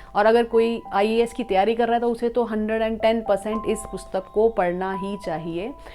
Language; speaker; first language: Hindi; non-native, local second language; Punjabi